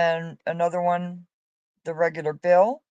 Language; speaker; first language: English; native; English